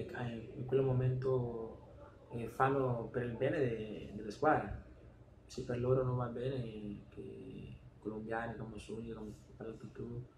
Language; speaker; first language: Italian; non-native, learner; Spanish